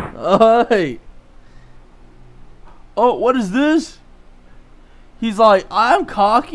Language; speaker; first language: English; native; English